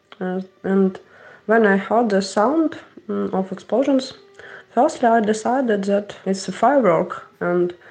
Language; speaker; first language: English; non-native, learner; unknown